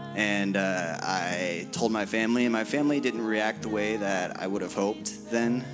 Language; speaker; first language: English; native; English